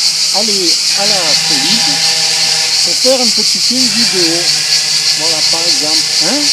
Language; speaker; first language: French; native; French